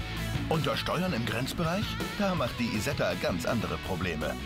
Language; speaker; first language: German; native; German